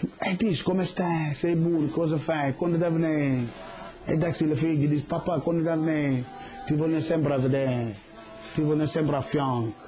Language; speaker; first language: Italian; non-native, learner; Wolof